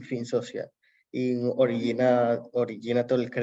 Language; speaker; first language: English; non-native, learner; Spanish